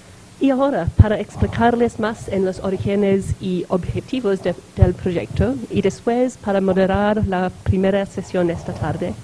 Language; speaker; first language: Spanish; non-native, fluent; English